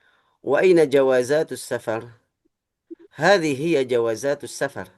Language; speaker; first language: Arabic; non-native, fluent; Indonesian